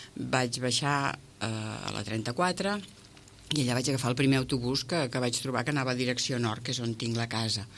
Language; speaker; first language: Catalan; native; Catalan